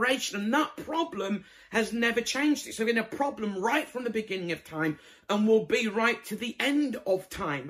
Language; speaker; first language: English; native; English